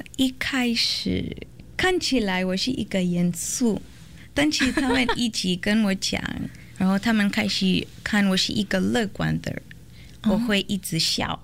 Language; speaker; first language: Chinese; non-native, learner; Portuguese